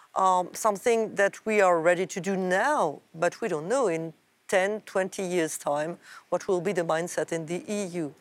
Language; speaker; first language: English; non-native, fluent; French